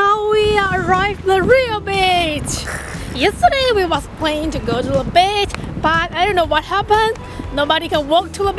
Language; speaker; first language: English; non-native, learner; Chinese